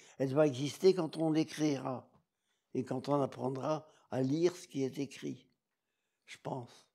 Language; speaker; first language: French; non-native, local second language; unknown